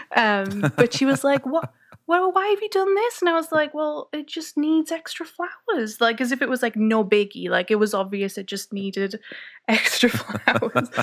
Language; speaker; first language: English; native; English